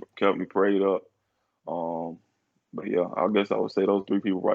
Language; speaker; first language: English; native; English